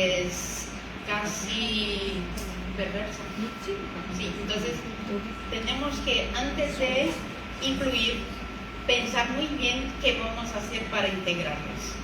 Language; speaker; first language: Spanish; non-native, fluent; Portuguese